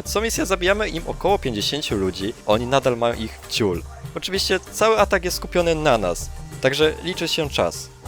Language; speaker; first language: Polish; native; Polish